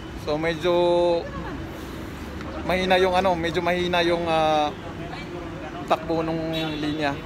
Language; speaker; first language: Filipino; non-native, local second language; Cebuano